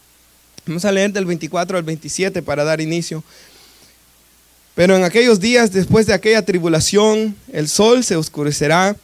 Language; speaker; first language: Spanish; native; Spanish